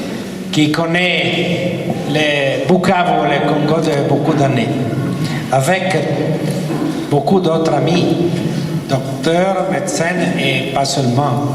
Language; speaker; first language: French; non-native, learner; Italian